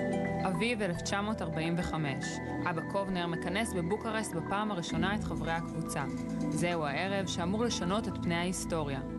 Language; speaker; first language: Hebrew; native; Hebrew